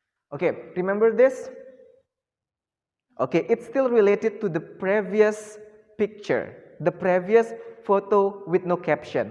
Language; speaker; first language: English; non-native, fluent; Indonesian